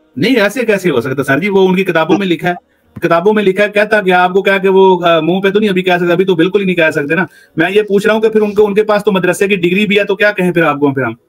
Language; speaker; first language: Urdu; native; Urdu